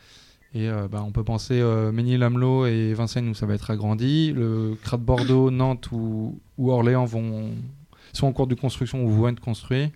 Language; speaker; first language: French; native; French